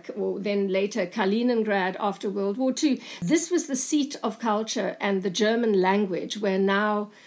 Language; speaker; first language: English; native; English